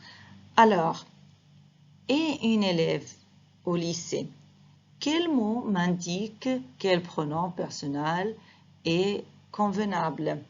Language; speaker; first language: French; non-native, fluent; Arabic